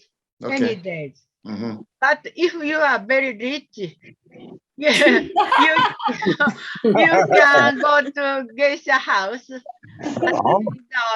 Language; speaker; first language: English; non-native, learner; Japanese